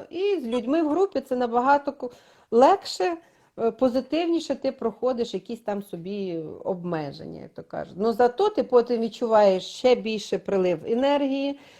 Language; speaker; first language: Ukrainian; native; Ukrainian